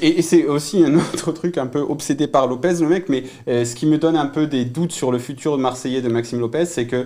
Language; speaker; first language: French; native; French